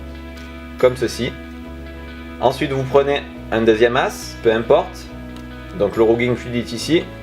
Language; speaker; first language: French; native; French